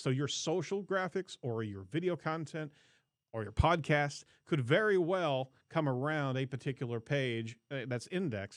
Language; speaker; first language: English; native; English